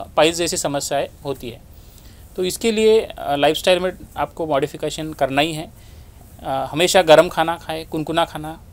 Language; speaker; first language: Hindi; non-native, local second language; Marathi